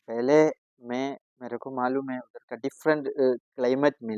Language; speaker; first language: Hindi; non-native, local second language; Malayalam